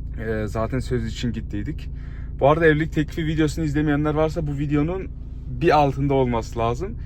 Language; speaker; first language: Turkish; early bilingual, heritage; Turkish